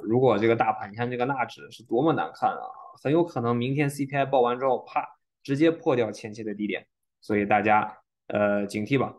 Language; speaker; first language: Chinese; native; Chinese